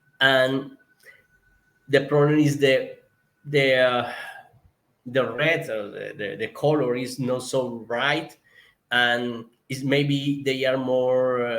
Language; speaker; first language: English; non-native, learner; Spanish